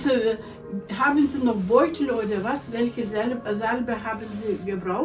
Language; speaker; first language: German; non-native, learner; Lithuanian